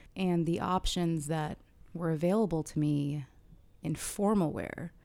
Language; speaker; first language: English; early bilingual, other home language; Arabic